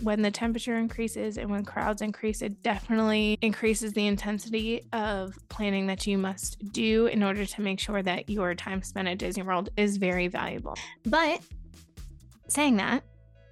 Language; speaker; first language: English; native; English